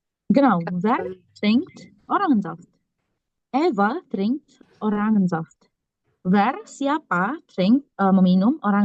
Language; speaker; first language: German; non-native, learner; Indonesian